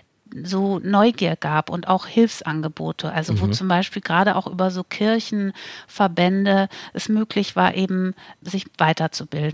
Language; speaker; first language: German; native; German